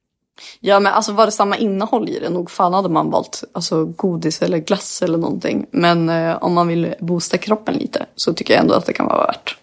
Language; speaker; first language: Swedish; native; Swedish